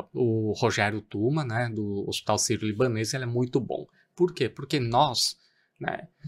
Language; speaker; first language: Portuguese; native; Portuguese